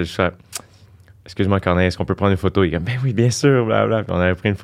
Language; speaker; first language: French; native; French